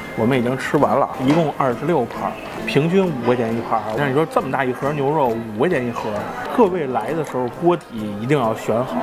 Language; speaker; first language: Chinese; native; Chinese